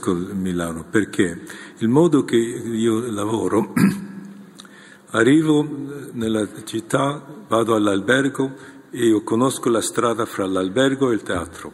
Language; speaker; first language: Italian; non-native, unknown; Korean